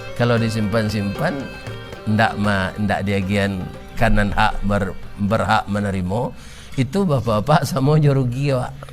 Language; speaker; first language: Malay; non-native, local second language; Minangkabau